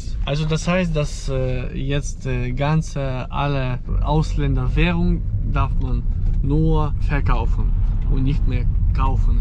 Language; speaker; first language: German; non-native, fluent; Ukrainian